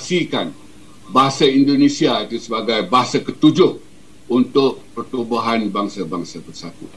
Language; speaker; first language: Malay; native; Malay